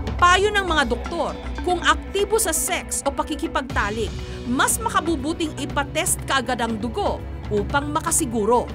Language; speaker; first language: Filipino; native; Filipino